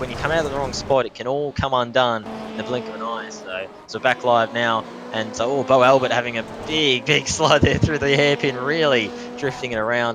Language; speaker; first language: English; native; English